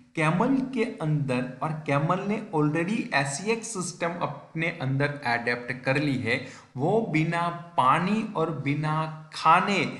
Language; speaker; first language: Hindi; non-native, local second language; Gujarati